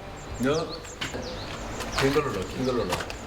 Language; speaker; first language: Korean; native; Korean